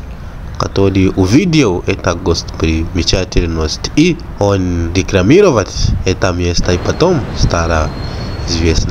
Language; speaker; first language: Russian; non-native, fluent; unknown